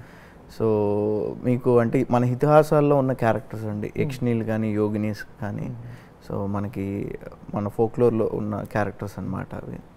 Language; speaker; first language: Telugu; native; Telugu